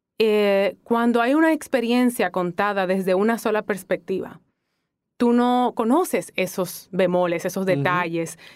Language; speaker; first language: Spanish; native; Spanish